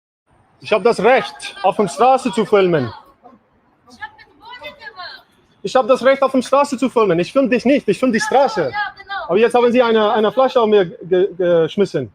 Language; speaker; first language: German; non-native, fluent; English